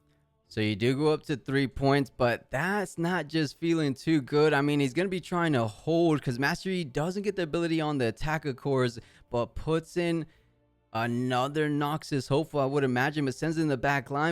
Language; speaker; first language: English; native; English